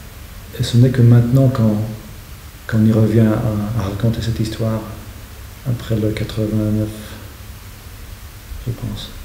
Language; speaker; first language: French; non-native, fluent; Polish